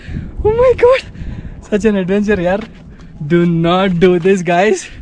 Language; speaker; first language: English; non-native, local second language; Telugu